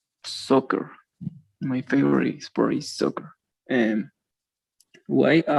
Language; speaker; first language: English; non-native, learner; Spanish